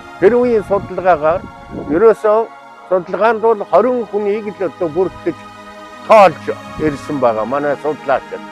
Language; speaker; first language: Mongolian; native; Mongolian